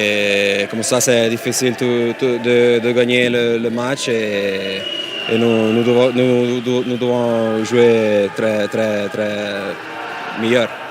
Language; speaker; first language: French; non-native, learner; Italian